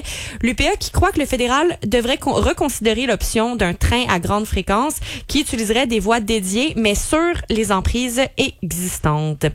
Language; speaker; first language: French; native; French